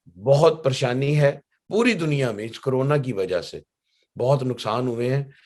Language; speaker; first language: Urdu; native; Urdu